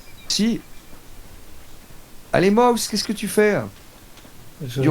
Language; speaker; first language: French; native; French